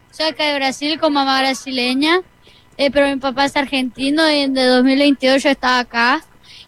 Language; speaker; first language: Portuguese; early bilingual, heritage; Portuguese